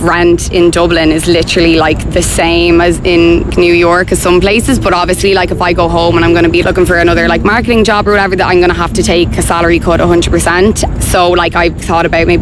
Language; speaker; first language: English; native; English